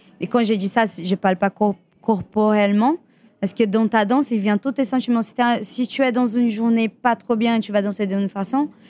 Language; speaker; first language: French; non-native, fluent; Portuguese